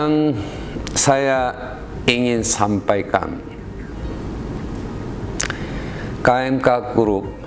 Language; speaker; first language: Indonesian; non-native, learner; Korean